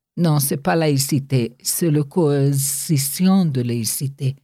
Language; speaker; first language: French; non-native, learner; Hebrew